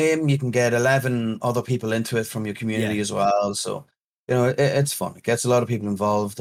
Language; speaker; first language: English; native; English